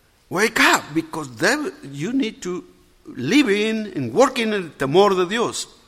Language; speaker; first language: English; non-native, learner; Spanish